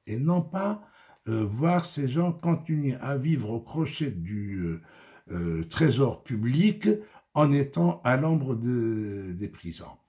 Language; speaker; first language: French; non-native, local second language; Arabic